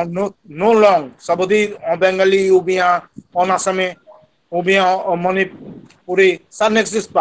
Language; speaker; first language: French; non-native, fluent; Bangla